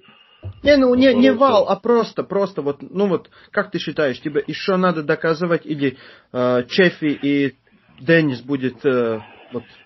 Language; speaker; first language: Russian; non-native, fluent; Latvian